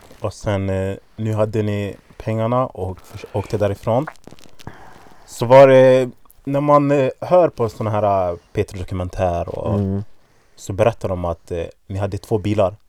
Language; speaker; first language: Swedish; native; Swedish